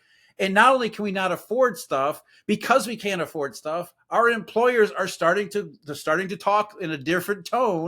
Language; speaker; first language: English; native; English